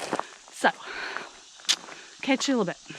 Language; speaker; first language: English; native; English